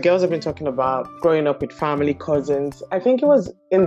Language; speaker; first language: English; non-native, local second language; Yoruba